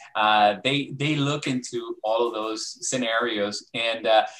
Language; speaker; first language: English; non-native, fluent; Spanish